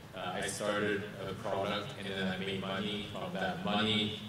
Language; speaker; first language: English; non-native, fluent; Chinese